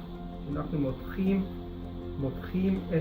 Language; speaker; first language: Hebrew; non-native, fluent; English